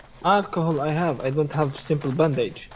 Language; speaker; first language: English; non-native, learner; Portuguese